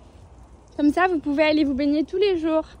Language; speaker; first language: French; native; French